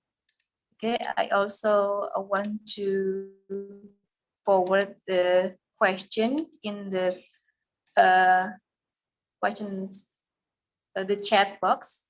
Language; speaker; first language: English; non-native, fluent; Indonesian